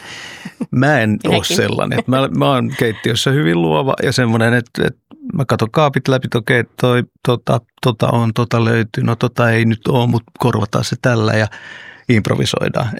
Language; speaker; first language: Finnish; early bilingual, other home language; Oromo